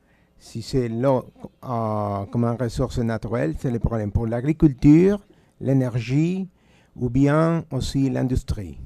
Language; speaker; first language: French; non-native, fluent; Spanish